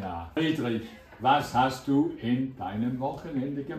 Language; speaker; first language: German; non-native, fluent; Danish